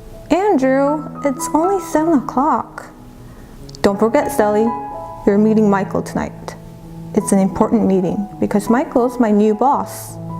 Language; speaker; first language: English; non-native, fluent; Korean